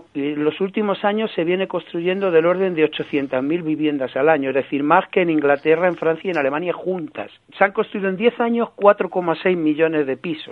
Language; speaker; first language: Spanish; native; Spanish